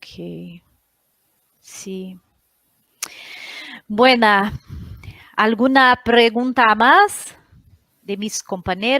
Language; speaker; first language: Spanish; non-native, learner; Portuguese